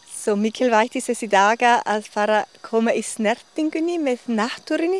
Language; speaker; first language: Icelandic; non-native, learner; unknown